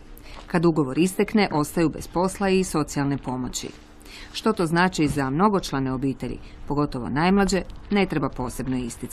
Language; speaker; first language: Croatian; native; Croatian